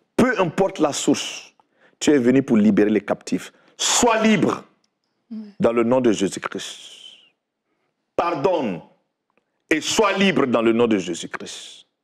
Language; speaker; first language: French; non-native, local second language; Fula